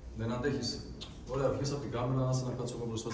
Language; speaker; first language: Greek; early bilingual, other home language; Albanian